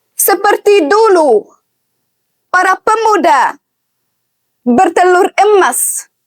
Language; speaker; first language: Indonesian; non-native, learner; Arabic